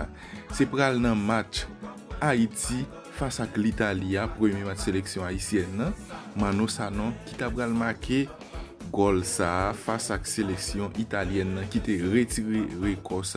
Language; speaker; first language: French; non-native, learner; Haitian Creole